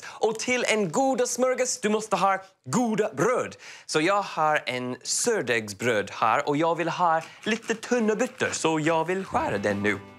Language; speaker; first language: Swedish; non-native, learner; English